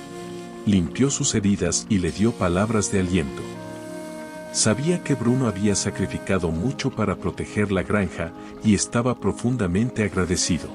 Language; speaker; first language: Spanish; native; Spanish